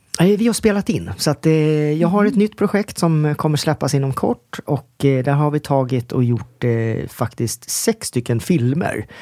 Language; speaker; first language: Swedish; early bilingual, other home language; Korean